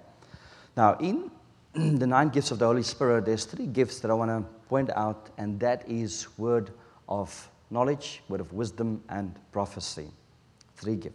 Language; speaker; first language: English; non-native, local second language; Afrikaans